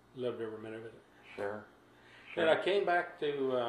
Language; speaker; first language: English; native; English